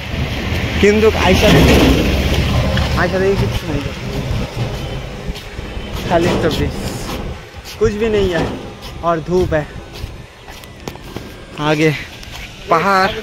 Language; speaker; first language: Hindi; non-native, local second language; Bangla